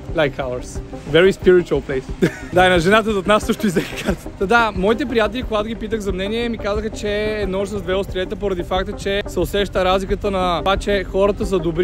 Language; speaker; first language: Bulgarian; native; Bulgarian